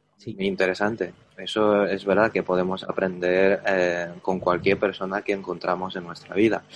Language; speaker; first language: Spanish; non-native, fluent; Chinese